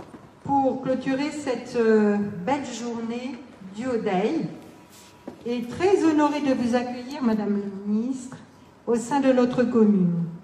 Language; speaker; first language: French; native; French